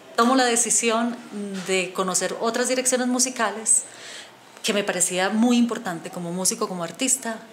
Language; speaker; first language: Spanish; native; Spanish